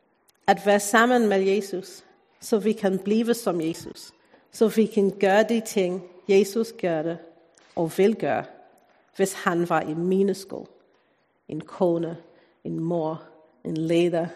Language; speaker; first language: Danish; non-native, fluent; English